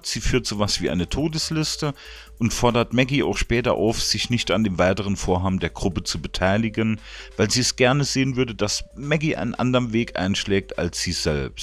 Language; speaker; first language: German; native; German